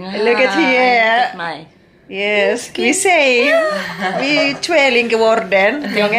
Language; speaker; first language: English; non-native, learner; Indonesian